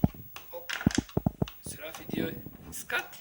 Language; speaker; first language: Russian; non-native, learner; Turkish